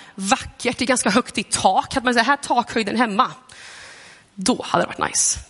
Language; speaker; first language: Swedish; native; Swedish